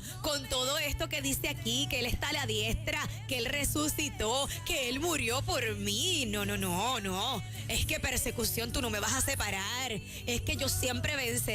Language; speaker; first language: Spanish; native; Spanish